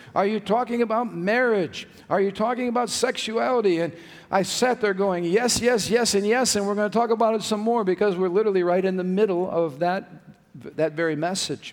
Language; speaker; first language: English; native; English